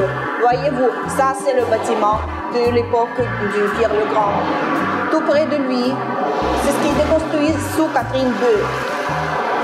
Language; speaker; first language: French; non-native, fluent; Russian